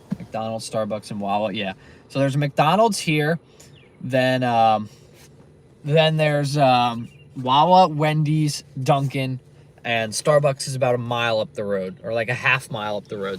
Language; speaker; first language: English; native; English